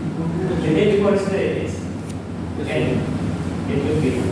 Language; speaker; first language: English; non-native, fluent; Indonesian